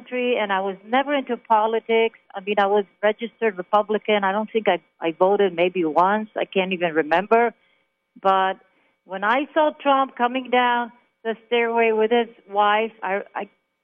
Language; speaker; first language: English; non-native, fluent; Hebrew